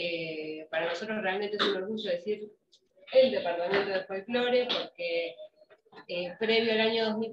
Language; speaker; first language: Spanish; native; Spanish